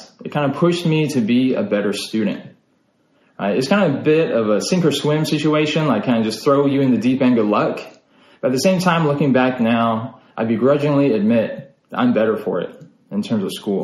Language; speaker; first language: English; native; English